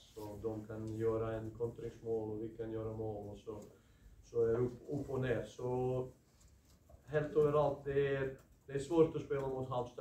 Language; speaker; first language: Swedish; non-native, fluent; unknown